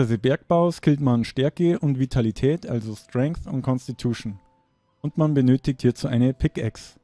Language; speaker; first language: German; native; German